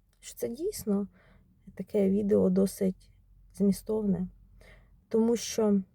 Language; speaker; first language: Ukrainian; non-native, local second language; Russian